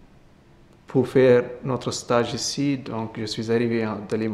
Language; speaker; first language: French; non-native, fluent; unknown